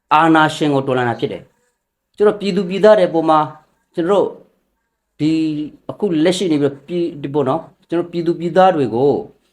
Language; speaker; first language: Burmese; non-native, local second language; Rohingya